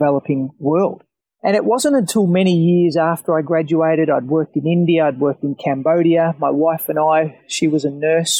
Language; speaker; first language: English; native; English